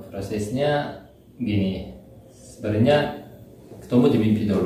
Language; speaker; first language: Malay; non-native, learner; Turkish